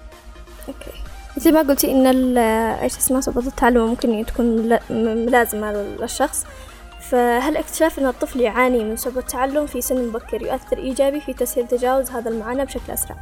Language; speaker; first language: Arabic; native; Arabic